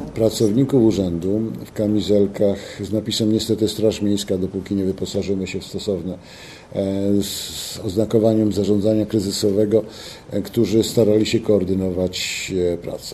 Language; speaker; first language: Polish; native; Polish